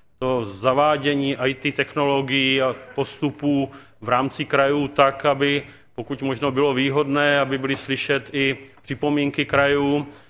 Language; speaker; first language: Czech; native; Czech